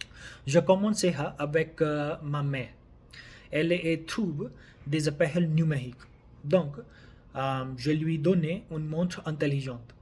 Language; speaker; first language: French; non-native, learner; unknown